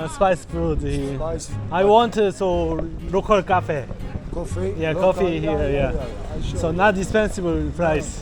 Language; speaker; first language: English; non-native, learner; Korean